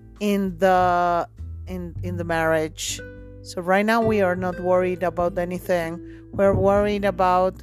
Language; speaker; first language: English; non-native, fluent; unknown